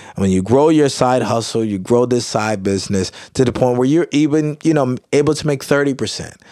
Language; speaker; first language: English; native; English